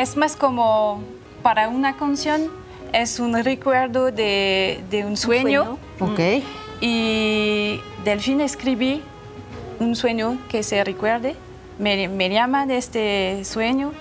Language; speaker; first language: Spanish; non-native, learner; French